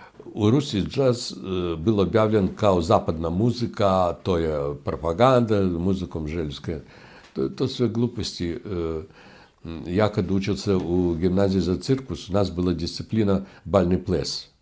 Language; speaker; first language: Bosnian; non-native, learner; Russian